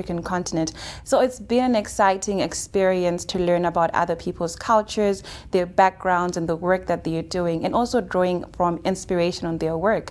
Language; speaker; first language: English; non-native, local second language; Shona